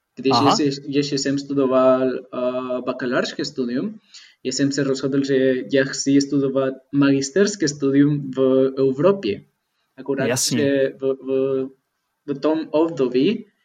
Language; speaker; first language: Czech; non-native, fluent; Spanish